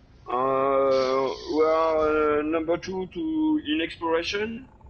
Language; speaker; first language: English; non-native, learner; French